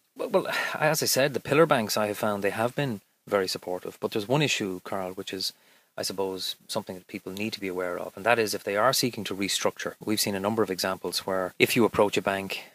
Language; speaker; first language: English; native; English